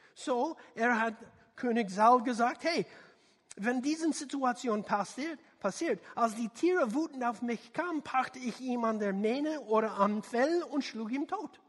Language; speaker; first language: German; non-native, learner; English